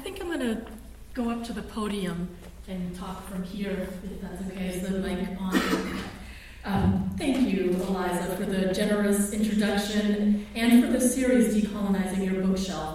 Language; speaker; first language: English; early bilingual, other home language; Filipino